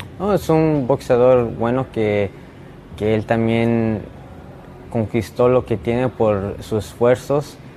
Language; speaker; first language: Spanish; early bilingual, heritage; Spanish